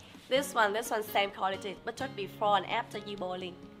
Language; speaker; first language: English; non-native, fluent; Vietnamese